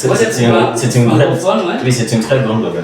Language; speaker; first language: French; non-native, learner; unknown